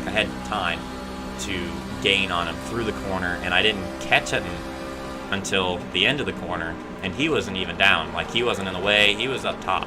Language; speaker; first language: English; native; English